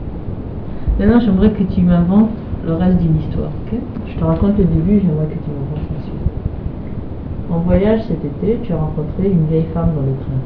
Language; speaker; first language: French; native; French